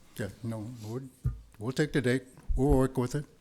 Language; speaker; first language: English; early bilingual, other home language; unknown